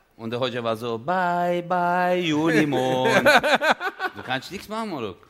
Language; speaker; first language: German; early bilingual, other home language; Turkish